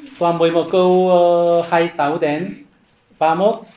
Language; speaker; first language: Vietnamese; non-native, learner; Korean